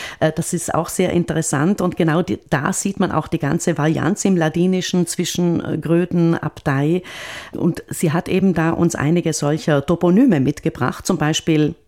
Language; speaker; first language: German; native; German